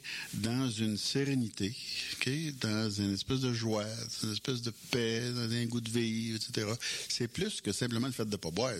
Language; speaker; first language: French; native; French